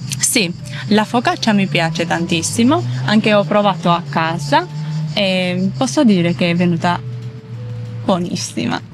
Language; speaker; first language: Italian; non-native, fluent; Georgian